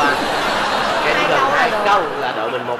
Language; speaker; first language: Vietnamese; native; Vietnamese